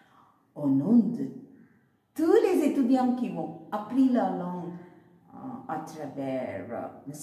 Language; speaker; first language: French; non-native, fluent; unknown